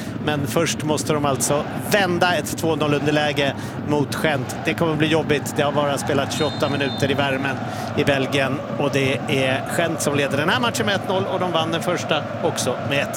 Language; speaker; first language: Swedish; native; Swedish